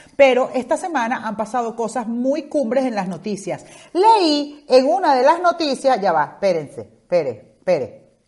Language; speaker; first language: Spanish; native; Spanish